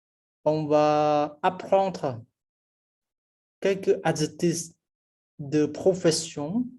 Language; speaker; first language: French; non-native, fluent; Khmer